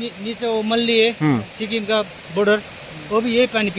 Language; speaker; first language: Hindi; non-native, local second language; Nepali